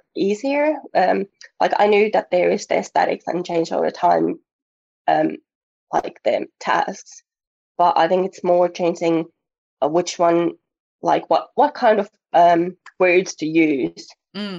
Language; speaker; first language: English; non-native, fluent; Finnish